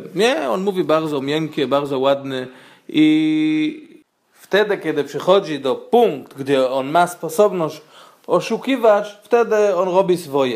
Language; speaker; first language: Polish; non-native, fluent; Hebrew